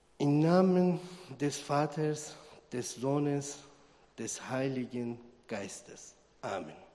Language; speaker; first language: German; non-native, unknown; Persian